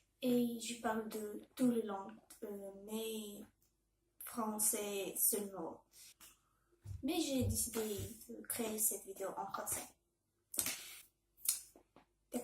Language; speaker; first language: French; non-native, learner; Belarusian